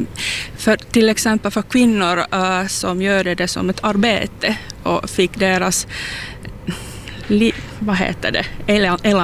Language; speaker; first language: Swedish; non-native, local second language; Finnish